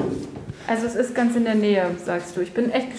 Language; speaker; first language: German; native; German